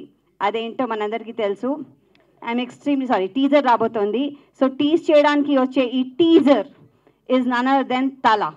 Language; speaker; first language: Telugu; native; Telugu